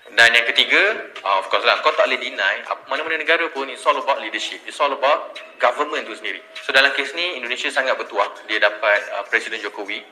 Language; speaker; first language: Malay; native; Malay